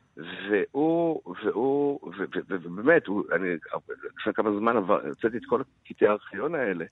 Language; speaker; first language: Hebrew; early bilingual, other home language; Arabic